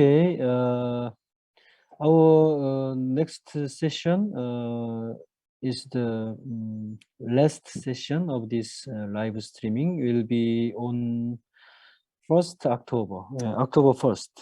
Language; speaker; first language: English; non-native, learner; Korean